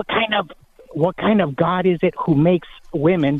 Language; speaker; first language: English; non-native, fluent; Spanish